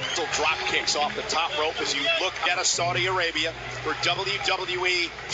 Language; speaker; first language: English; native; English